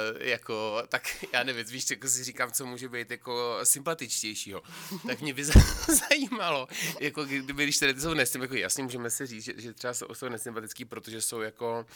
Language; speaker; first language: Czech; native; Czech